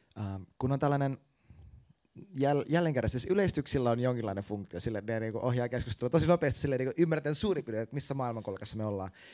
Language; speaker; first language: Finnish; native; Finnish